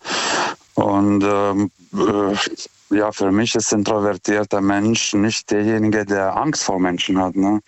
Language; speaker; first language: German; non-native, fluent; Lithuanian